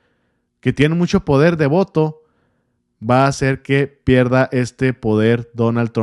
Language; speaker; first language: Spanish; native; Spanish